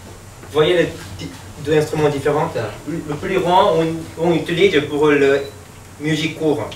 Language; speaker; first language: French; non-native, learner; Korean